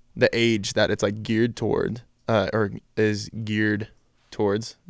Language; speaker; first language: English; native; English